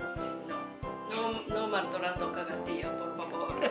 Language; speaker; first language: Spanish; non-native, learner; Japanese